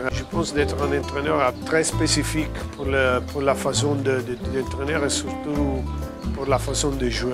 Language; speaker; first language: French; non-native, fluent; Italian